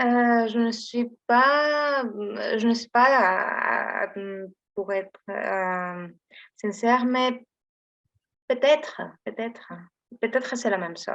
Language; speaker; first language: French; non-native, learner; Greek